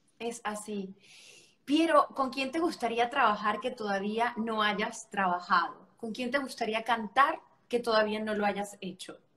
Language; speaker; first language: Spanish; native; Spanish